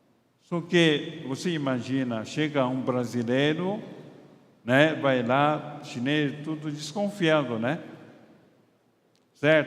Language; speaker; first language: Portuguese; non-native, fluent; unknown